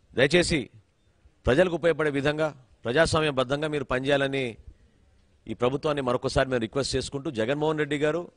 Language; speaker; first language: Telugu; native; Telugu